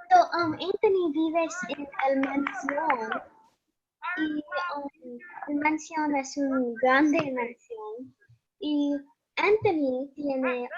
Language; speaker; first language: Spanish; non-native, learner; English